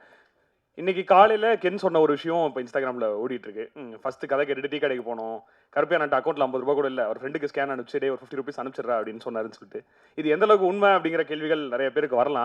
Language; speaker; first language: Tamil; native; Tamil